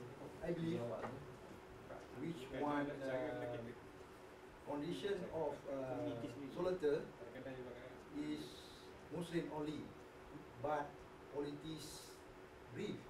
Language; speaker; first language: English; non-native, learner; Malay